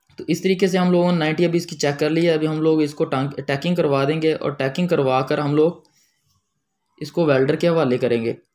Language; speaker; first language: Hindi; native; Hindi